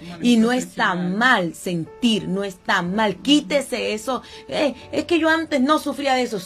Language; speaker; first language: Spanish; native; Spanish